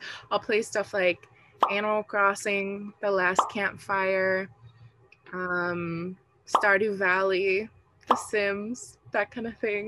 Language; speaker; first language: English; early bilingual, other home language; Spanish